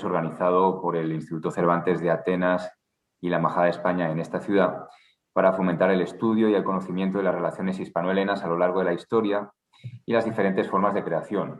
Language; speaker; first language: Spanish; native; Spanish